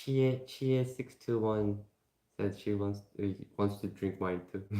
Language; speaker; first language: English; non-native, fluent; Korean